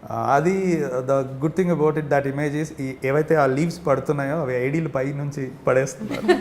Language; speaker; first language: Telugu; native; Telugu